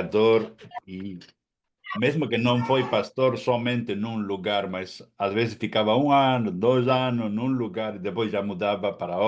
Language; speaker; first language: Portuguese; non-native, fluent; Spanish